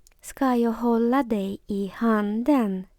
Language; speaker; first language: Swedish; non-native, fluent; Ukrainian